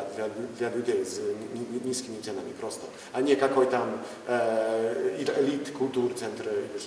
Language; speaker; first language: Russian; non-native, learner; Polish